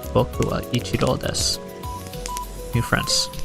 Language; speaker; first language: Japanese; non-native, learner; English